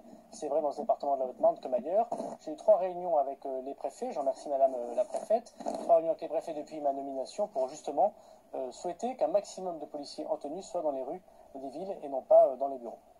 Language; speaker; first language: French; native; French